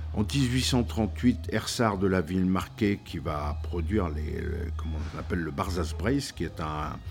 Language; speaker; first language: French; native; French